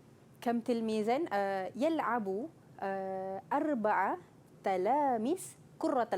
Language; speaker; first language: Arabic; non-native, learner; Malay